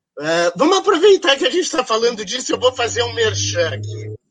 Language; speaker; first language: Portuguese; native; Portuguese